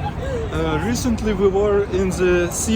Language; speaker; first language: English; non-native, fluent; Ukrainian